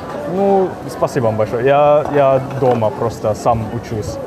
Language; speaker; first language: Russian; non-native, learner; German